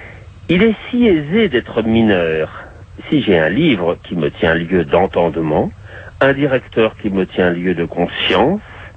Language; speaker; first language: French; native; French